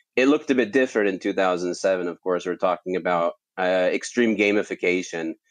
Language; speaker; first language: English; native; English